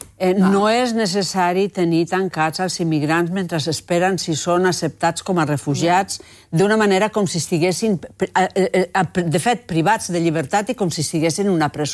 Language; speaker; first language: Catalan; native; Catalan